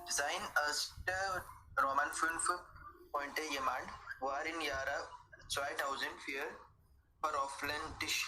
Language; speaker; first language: German; non-native, learner; Hindi